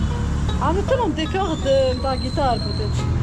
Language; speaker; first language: French; non-native, local second language; Arabic